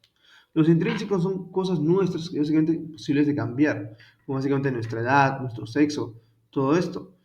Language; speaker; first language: Spanish; native; Spanish